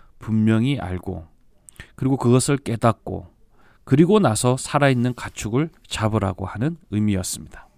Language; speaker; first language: Korean; native; Korean